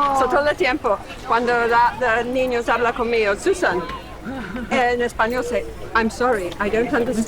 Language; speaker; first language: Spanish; non-native, learner; English